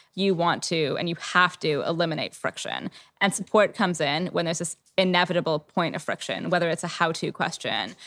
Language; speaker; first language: English; native; English